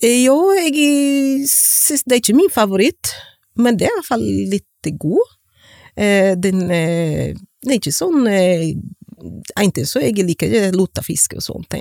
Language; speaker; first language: Norwegian; non-native, learner; Portuguese